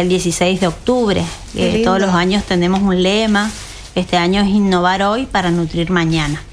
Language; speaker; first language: Spanish; native; Spanish